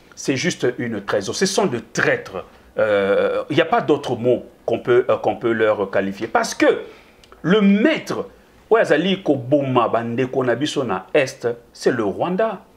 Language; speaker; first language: French; non-native, local second language; Lingala